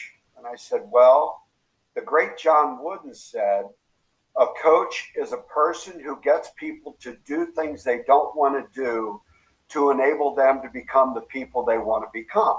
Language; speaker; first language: English; native; English